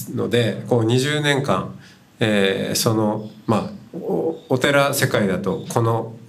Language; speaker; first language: Japanese; native; Japanese